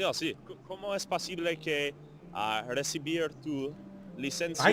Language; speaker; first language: Spanish; non-native, learner; English